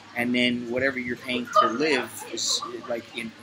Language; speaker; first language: English; native; English